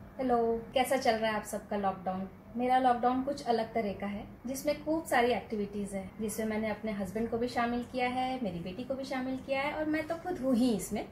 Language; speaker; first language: Hindi; non-native, local second language; Gujarati